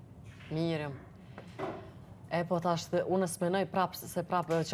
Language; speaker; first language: Albanian; native; Albanian